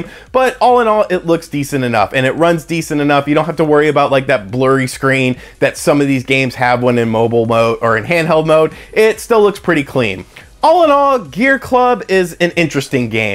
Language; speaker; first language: English; native; English